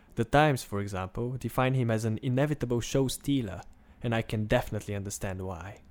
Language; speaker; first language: English; non-native, fluent; Bulgarian